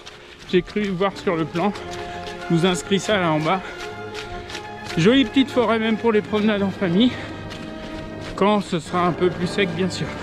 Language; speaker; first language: French; native; French